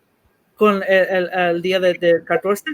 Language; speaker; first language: Spanish; early bilingual, heritage; Spanish